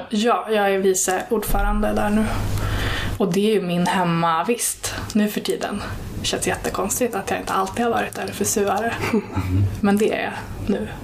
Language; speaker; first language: Swedish; native; Swedish